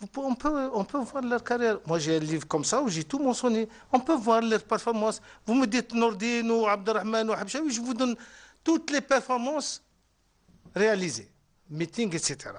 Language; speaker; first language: French; non-native, local second language; Arabic